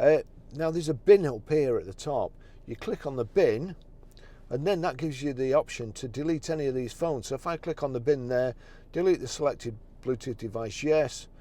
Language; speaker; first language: English; native; English